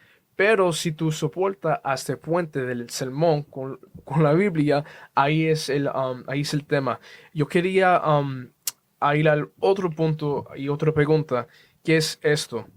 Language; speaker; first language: Spanish; early bilingual, heritage; Spanish